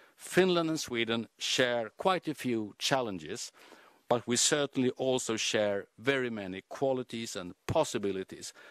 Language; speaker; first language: English; non-native, fluent; Swedish